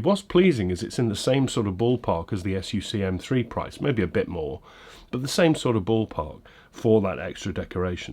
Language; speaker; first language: English; native; English